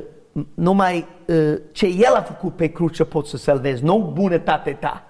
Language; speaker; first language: Romanian; non-native, learner; English